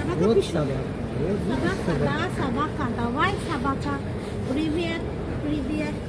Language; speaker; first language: Russian; non-native, learner; Bangla